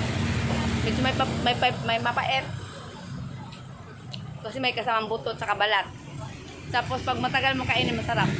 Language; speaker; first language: Filipino; non-native, local second language; Cebuano